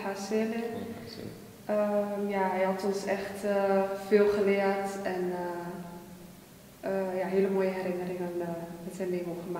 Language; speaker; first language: Dutch; early bilingual, other home language; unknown